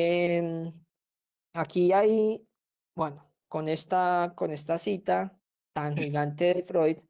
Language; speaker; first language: Spanish; native; Spanish